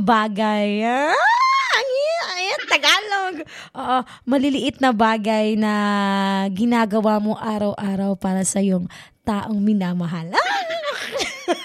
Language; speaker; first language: Filipino; non-native, local second language; Cebuano